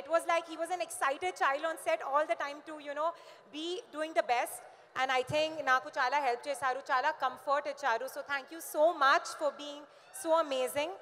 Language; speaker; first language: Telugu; non-native, learner; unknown